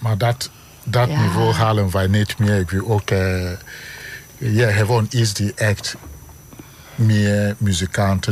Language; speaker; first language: Dutch; non-native, fluent; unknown